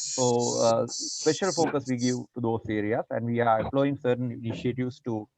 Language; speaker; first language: English; non-native, local second language; Sinhala